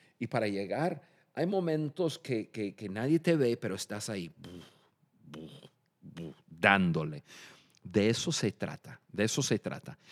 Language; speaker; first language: Spanish; non-native, fluent; English